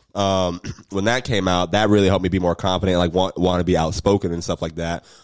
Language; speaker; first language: English; native; English